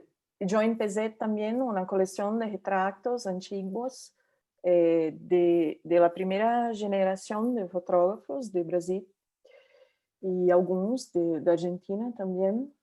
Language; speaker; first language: Spanish; non-native, learner; Portuguese